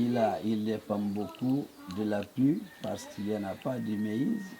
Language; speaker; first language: French; non-native, learner; Portuguese